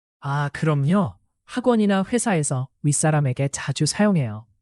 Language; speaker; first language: Korean; non-native, fluent; Chinese